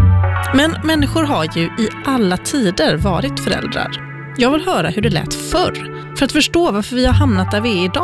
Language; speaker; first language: Swedish; native; Swedish